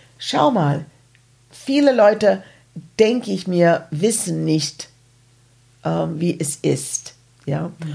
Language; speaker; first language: German; non-native, fluent; English